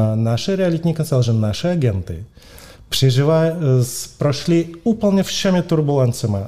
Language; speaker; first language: Czech; non-native, fluent; Russian